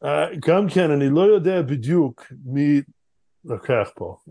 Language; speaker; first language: Hebrew; non-native, fluent; English